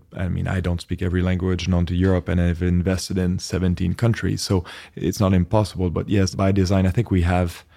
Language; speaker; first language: English; non-native, fluent; French